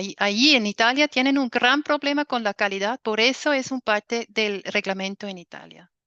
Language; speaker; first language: Spanish; non-native, fluent; German